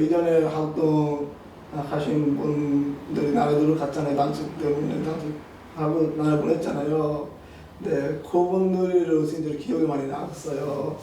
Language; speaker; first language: Korean; non-native, learner; Bangla